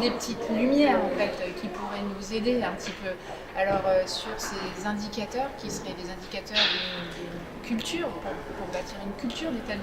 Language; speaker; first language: French; native; French